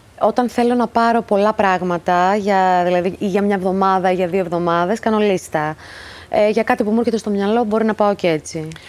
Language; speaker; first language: Greek; native; Greek